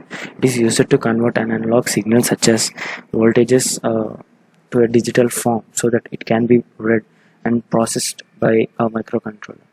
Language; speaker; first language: English; non-native, local second language; Telugu